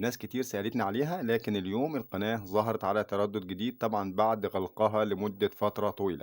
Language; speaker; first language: Arabic; native; Arabic